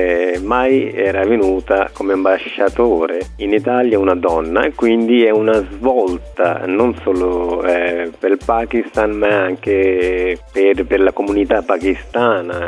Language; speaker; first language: Italian; non-native, fluent; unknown